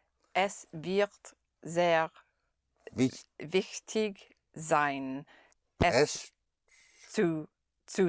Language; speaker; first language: German; non-native, learner; English